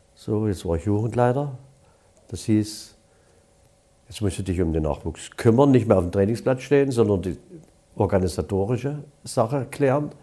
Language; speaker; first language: German; native; German